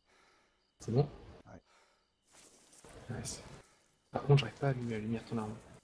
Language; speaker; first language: French; native; French